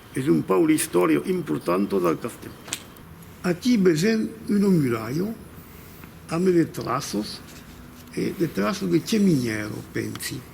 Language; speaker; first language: Occitan; native; Occitan